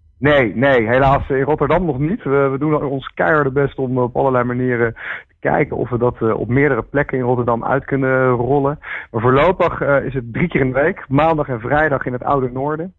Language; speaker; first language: Dutch; native; Dutch